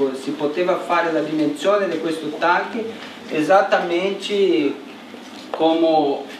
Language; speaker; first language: Italian; non-native, learner; Portuguese